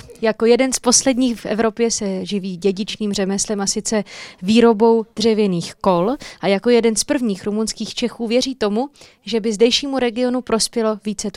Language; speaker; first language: Czech; native; Czech